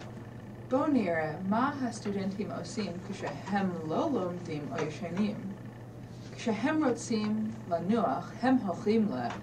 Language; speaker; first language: Hebrew; non-native, learner; English